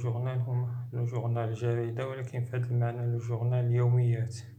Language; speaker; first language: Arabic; native; Arabic